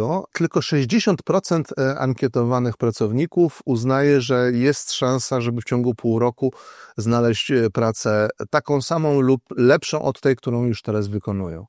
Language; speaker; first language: Polish; native; Polish